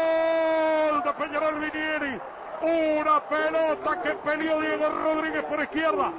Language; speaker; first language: Spanish; native; Spanish